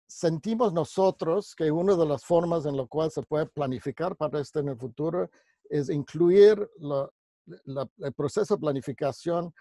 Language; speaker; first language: Spanish; non-native, fluent; English